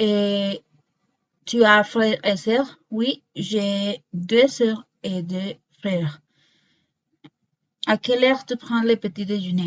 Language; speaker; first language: French; non-native, learner; Spanish